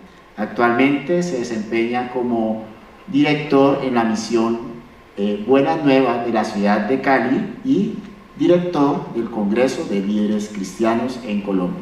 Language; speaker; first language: Spanish; native; Spanish